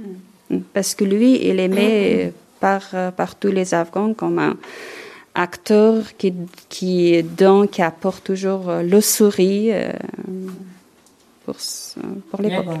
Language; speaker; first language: French; non-native, learner; Persian